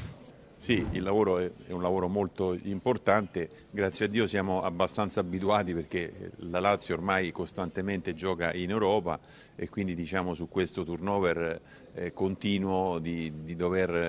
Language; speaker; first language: Italian; native; Italian